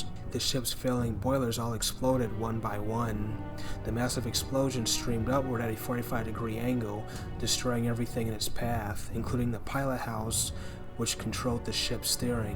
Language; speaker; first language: English; native; English